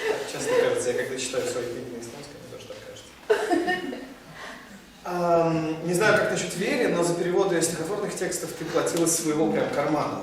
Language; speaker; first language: Russian; native; Russian